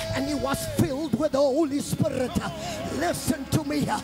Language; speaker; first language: English; non-native, local second language; Afrikaans